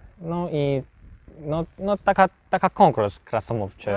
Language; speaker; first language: Polish; non-native, learner; Korean